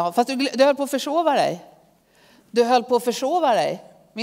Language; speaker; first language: Swedish; native; Swedish